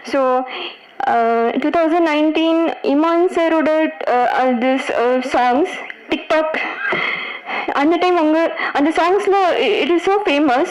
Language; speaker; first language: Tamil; non-native, learner; Bangla